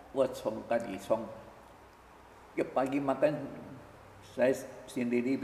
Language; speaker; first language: Indonesian; early bilingual, other home language; Min Nan Chinese